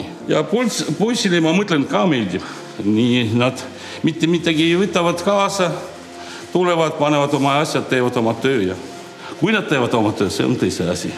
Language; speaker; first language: Estonian; non-native, local second language; Russian